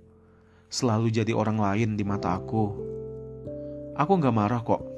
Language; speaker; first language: Indonesian; native; Indonesian